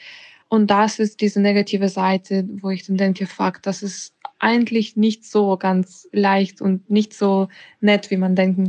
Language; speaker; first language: German; non-native, fluent; Ukrainian